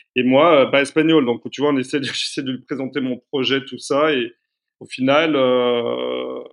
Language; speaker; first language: French; native; French